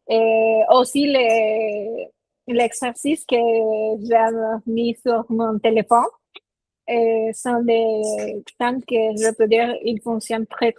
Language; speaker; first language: French; non-native, fluent; Spanish